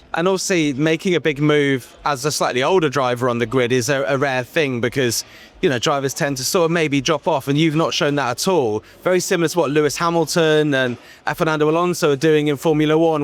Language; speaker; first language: English; native; English